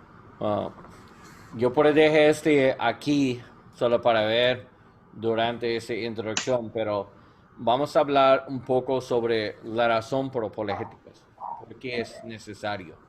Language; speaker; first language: Spanish; non-native, learner; English